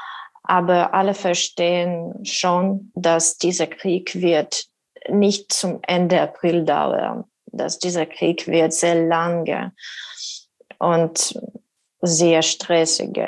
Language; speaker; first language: German; non-native, learner; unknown